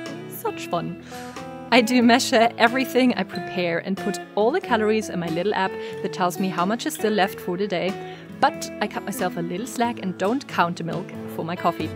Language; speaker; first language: English; non-native, fluent; German